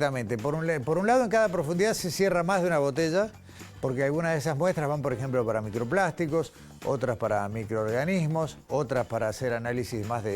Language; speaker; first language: Spanish; native; Spanish